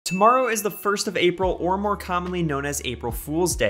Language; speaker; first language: English; native; English